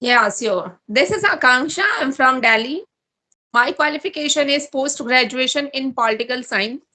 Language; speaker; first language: English; non-native, learner; Hindi